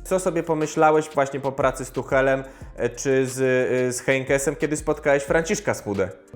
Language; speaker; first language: Polish; native; Polish